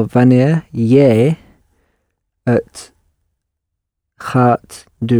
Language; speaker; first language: Dutch; non-native, learner; English